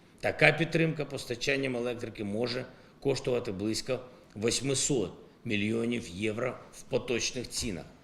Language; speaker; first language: Ukrainian; non-native, local second language; Russian